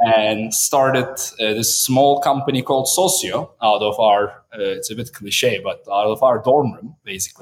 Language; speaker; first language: English; non-native, fluent; Turkish